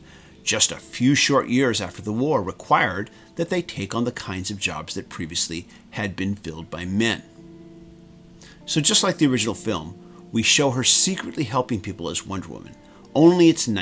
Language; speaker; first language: English; native; English